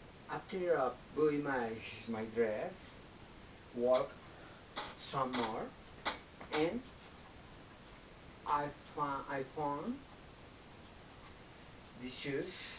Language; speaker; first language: English; non-native, learner; Spanish